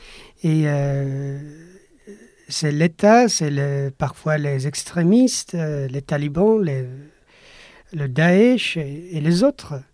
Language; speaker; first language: French; non-native, fluent; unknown